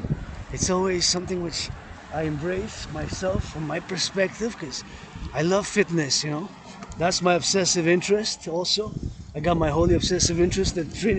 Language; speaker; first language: English; non-native, local second language; French